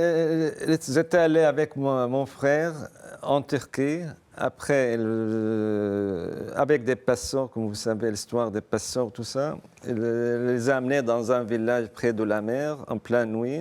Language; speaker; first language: French; non-native, fluent; Arabic